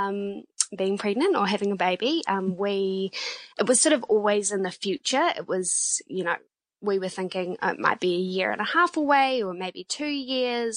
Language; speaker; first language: English; native; English